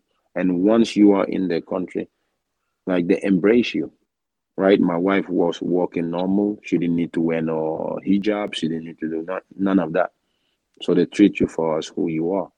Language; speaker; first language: English; non-native, local second language; Wolof